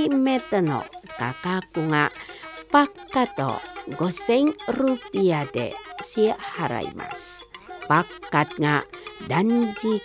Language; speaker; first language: Japanese; non-native, fluent; Indonesian